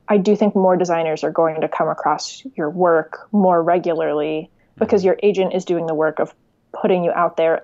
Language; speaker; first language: English; native; English